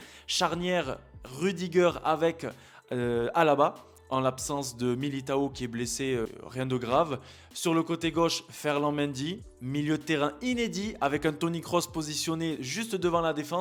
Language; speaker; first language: French; native; French